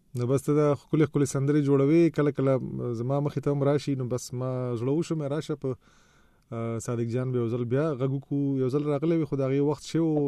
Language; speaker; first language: Pashto; native; Pashto